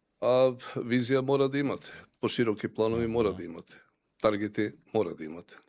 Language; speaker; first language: Macedonian; native; Macedonian